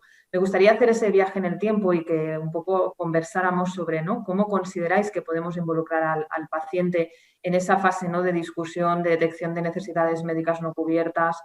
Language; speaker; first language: Spanish; native; Spanish